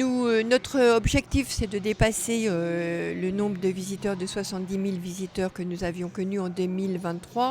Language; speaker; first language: French; native; French